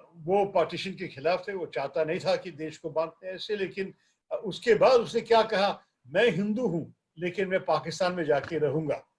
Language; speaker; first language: Hindi; non-native, local second language; Malayalam